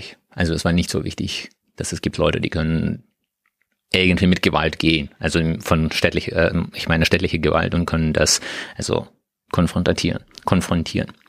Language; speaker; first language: German; non-native, learner; Russian